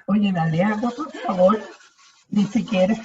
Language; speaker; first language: Spanish; native; Spanish